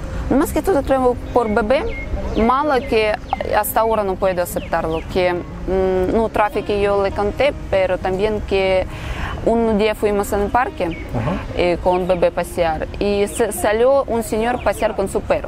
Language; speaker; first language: Spanish; non-native, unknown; Russian